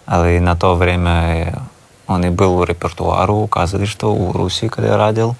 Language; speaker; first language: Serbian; non-native, learner; Russian